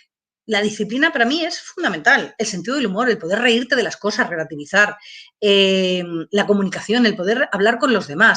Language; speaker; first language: Spanish; native; Spanish